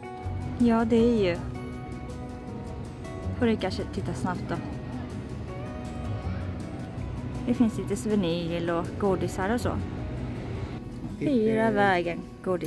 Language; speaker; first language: Swedish; non-native, learner; Japanese